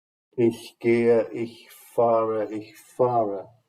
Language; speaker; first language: German; non-native, fluent; English